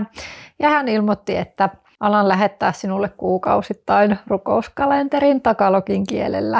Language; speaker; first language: Finnish; native; Finnish